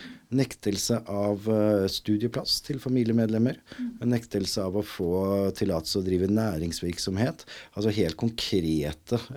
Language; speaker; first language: Norwegian; native; Norwegian